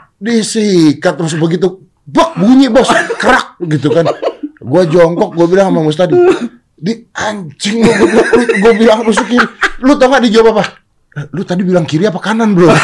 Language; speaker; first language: Indonesian; native; Indonesian